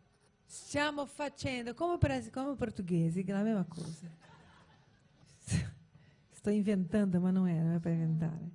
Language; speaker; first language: Italian; non-native, learner; Portuguese